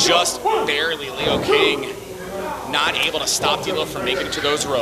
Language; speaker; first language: English; native; English